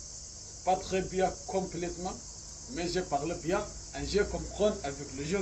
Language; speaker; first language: French; non-native, learner; Arabic